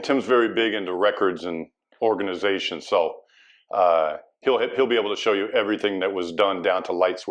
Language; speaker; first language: English; native; English